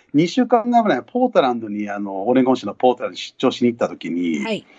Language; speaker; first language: Japanese; native; Japanese